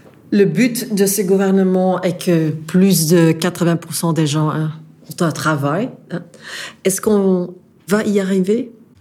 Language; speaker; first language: French; non-native, fluent; Dutch